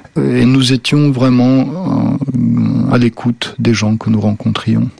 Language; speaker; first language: French; early bilingual, other home language; Slovenian